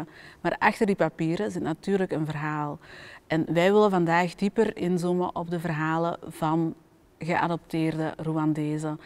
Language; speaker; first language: Dutch; native; Dutch